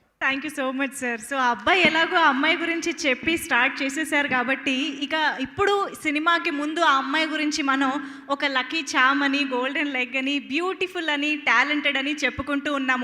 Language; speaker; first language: Telugu; native; Telugu